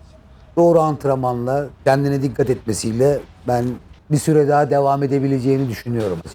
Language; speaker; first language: Turkish; native; Turkish